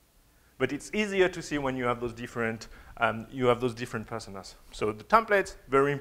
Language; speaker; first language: English; non-native, fluent; French